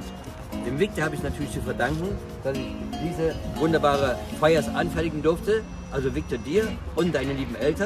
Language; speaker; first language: German; native; German